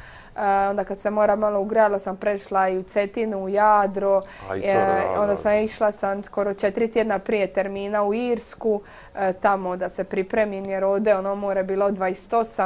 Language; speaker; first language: Croatian; native; Croatian